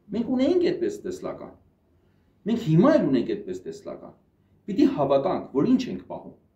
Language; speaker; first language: Armenian; native; Armenian